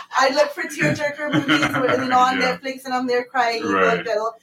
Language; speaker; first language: English; early bilingual, other home language; Spanish